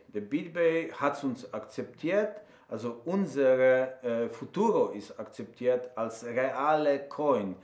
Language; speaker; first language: German; non-native, fluent; Polish